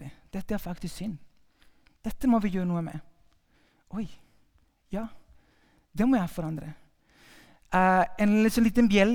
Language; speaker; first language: Norwegian; non-native, fluent; Spanish